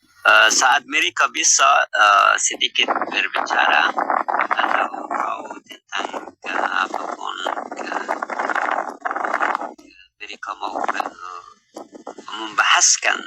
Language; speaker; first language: Indonesian; non-native, learner; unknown